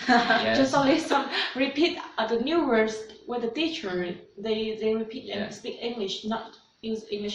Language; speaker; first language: English; non-native, learner; Vietnamese